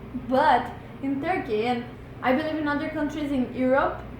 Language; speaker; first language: English; non-native, fluent; Portuguese